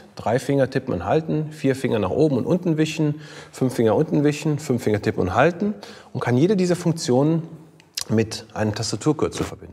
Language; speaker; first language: German; native; German